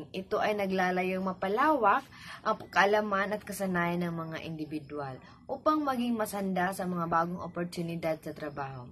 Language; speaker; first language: Filipino; native; Filipino